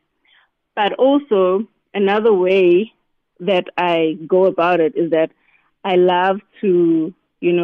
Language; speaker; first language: English; non-native, local second language; Southern Sotho